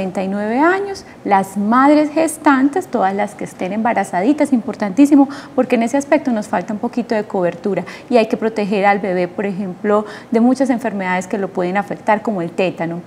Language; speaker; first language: Spanish; native; Spanish